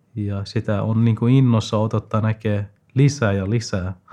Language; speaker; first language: Finnish; non-native, fluent; Persian